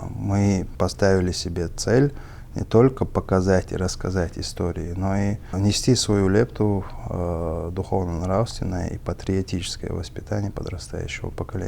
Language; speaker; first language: Russian; non-native, local second language; Chechen